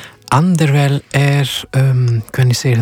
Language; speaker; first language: Icelandic; non-native, fluent; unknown